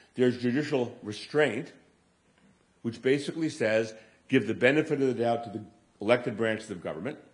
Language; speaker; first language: English; native; English